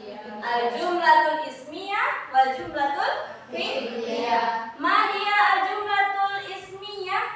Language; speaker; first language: Arabic; non-native, fluent; Indonesian